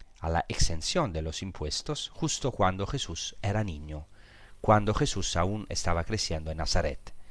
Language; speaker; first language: Spanish; non-native, fluent; Italian